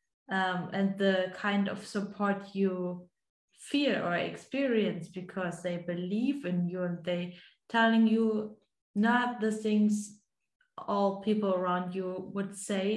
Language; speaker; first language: English; non-native, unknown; German